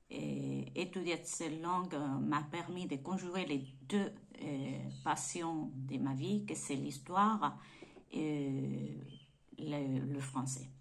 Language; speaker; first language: French; non-native, fluent; Spanish